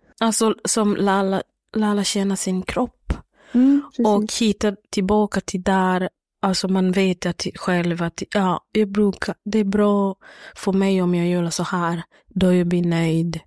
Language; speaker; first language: Swedish; non-native, learner; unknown